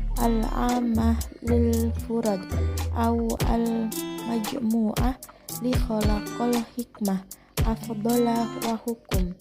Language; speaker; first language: Arabic; non-native, learner; Indonesian